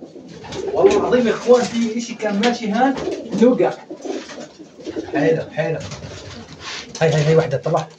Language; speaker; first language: Arabic; native; Arabic